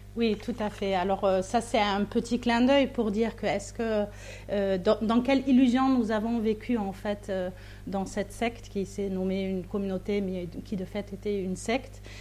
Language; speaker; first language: French; non-native, fluent; German